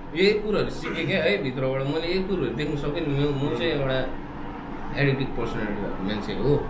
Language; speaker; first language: Nepali; native; Nepali